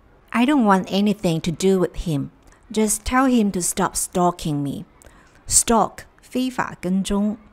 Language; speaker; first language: English; non-native, fluent; Chinese